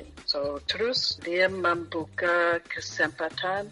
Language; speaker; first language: Indonesian; non-native, fluent; English